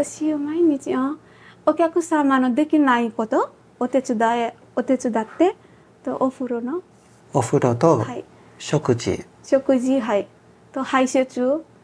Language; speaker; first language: Japanese; non-native, learner; Nepali